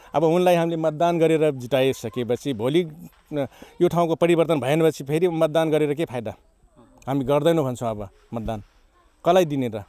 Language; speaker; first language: Nepali; non-native, local second language; Rana Tharu